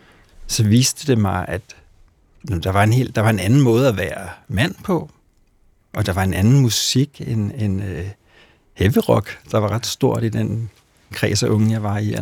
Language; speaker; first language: Danish; native; Danish